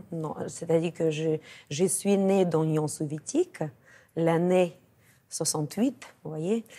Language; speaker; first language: French; non-native, fluent; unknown